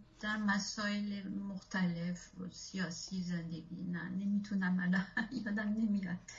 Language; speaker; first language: Persian; non-native, fluent; French